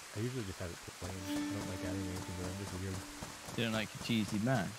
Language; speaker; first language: English; native; English